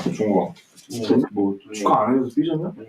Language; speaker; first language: Korean; native; Korean